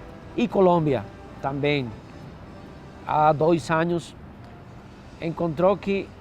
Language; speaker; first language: Portuguese; non-native, fluent; Spanish